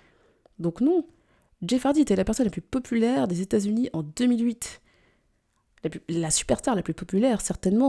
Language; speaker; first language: French; native; French